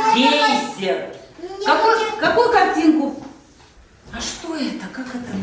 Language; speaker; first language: Russian; native; Russian